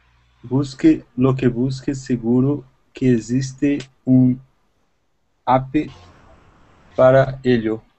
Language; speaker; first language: Spanish; non-native, learner; Portuguese